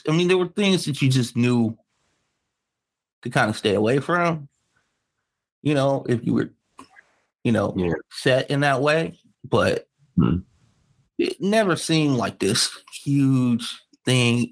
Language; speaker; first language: English; native; English